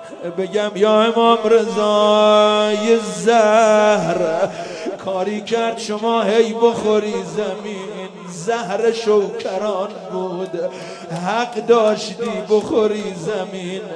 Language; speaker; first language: Persian; native; Persian